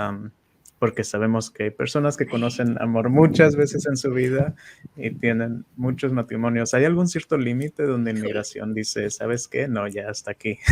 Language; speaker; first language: Spanish; native; Spanish